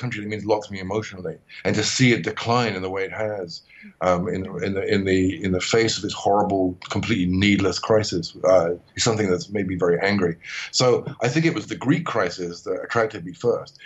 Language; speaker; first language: English; native; English